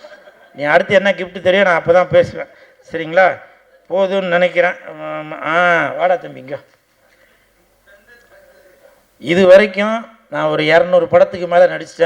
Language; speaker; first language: Tamil; native; Tamil